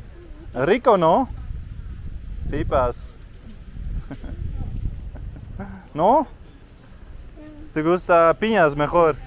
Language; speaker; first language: Spanish; non-native, learner; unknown